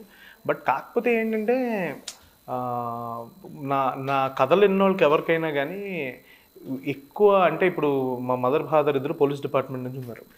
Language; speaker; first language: Telugu; native; Telugu